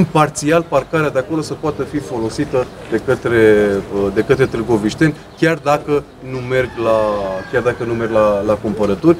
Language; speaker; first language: Romanian; native; Romanian